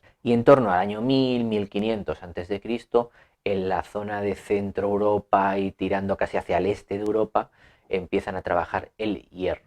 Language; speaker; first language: Spanish; native; Spanish